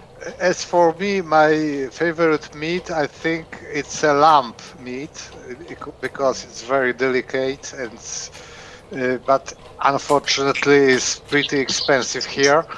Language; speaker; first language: English; non-native, fluent; Polish